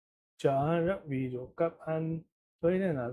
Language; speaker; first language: Vietnamese; non-native, learner; Dutch